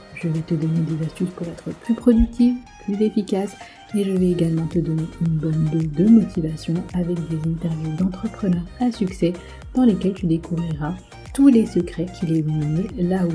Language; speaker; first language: French; native; French